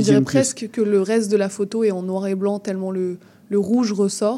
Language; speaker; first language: French; native; French